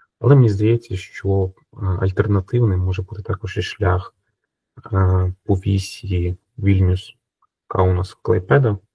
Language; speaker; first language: Ukrainian; native; Ukrainian